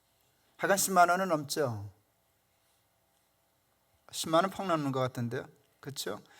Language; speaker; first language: Korean; native; Korean